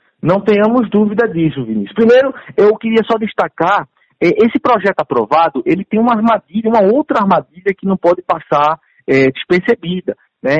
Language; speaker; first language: Portuguese; native; Portuguese